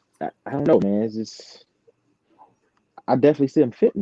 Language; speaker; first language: English; native; English